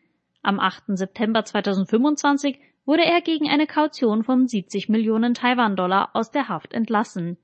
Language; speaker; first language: German; native; German